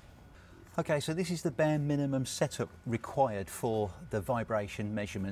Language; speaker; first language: English; native; English